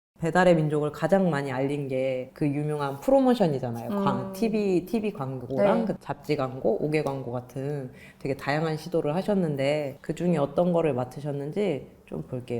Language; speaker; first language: Korean; native; Korean